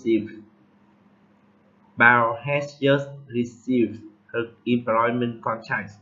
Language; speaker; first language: English; non-native, learner; Vietnamese